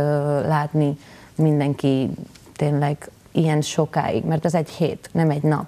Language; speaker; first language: Hungarian; non-native, learner; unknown